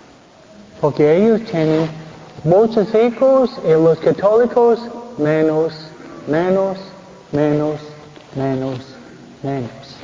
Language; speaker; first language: Spanish; non-native, fluent; English